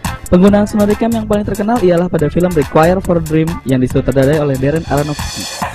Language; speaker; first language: Indonesian; native; Indonesian